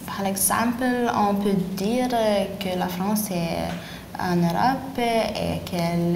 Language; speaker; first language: French; non-native, learner; Lithuanian